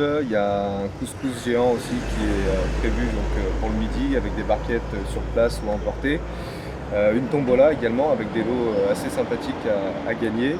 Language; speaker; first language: French; native; French